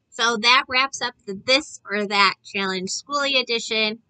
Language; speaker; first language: English; native; English